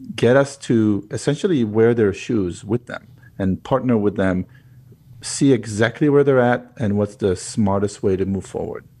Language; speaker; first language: English; non-native, fluent; Hebrew